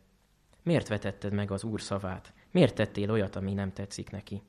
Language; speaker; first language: Hungarian; native; Hungarian